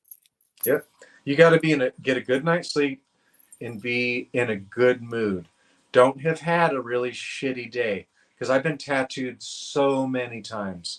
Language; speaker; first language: English; native; English